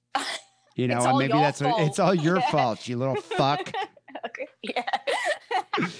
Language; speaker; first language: English; native; English